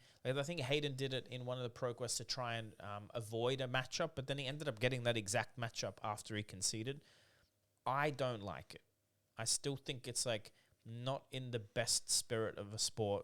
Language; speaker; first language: English; native; English